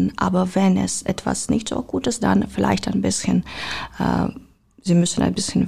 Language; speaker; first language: German; non-native, fluent; Ukrainian